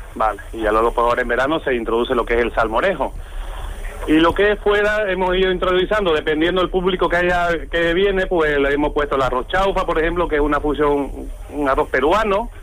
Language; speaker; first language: Spanish; native; Spanish